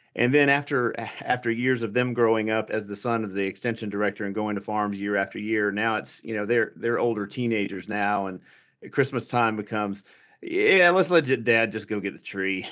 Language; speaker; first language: English; native; English